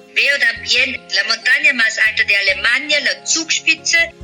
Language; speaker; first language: Spanish; non-native, fluent; German